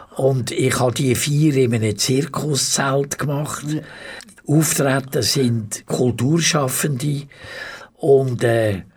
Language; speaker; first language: German; native; German